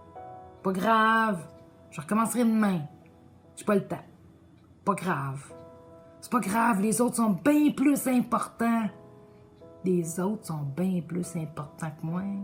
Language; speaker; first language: French; native; French